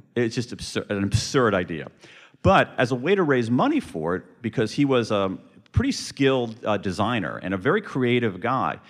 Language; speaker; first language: English; native; English